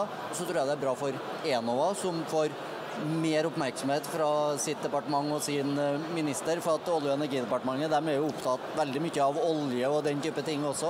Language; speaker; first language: Norwegian; native; Norwegian